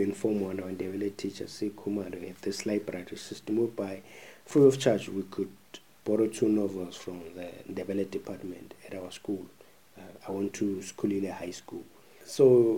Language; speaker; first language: English; non-native, local second language; North Ndebele